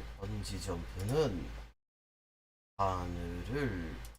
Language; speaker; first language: Korean; non-native, learner; English